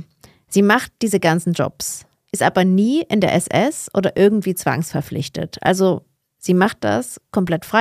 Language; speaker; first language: German; native; German